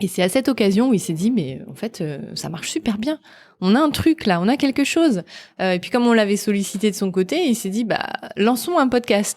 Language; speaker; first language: French; native; French